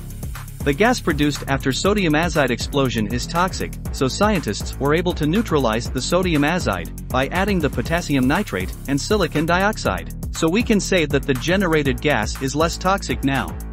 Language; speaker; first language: English; non-native, fluent; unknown